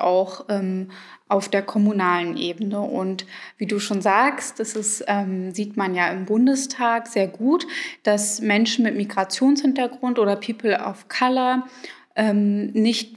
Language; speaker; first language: German; early bilingual, other home language; Arabic